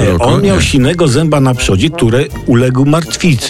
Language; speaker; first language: Polish; native; Polish